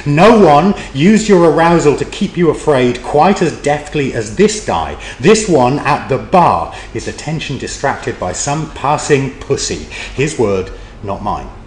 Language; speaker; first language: English; native; English